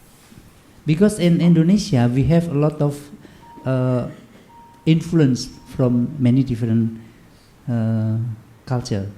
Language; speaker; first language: English; non-native, learner; Indonesian